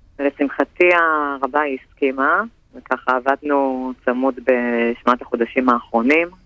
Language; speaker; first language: Hebrew; native; Hebrew